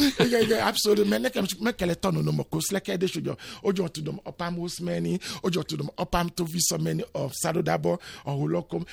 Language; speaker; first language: Hungarian; non-native, learner; Yoruba